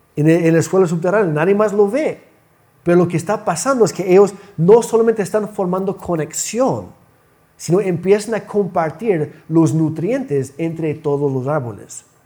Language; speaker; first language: Spanish; non-native, fluent; English